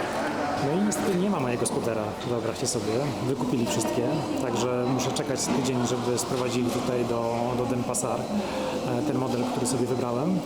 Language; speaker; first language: Polish; native; Polish